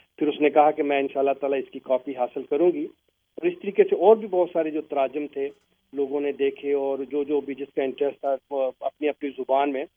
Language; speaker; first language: Urdu; native; Urdu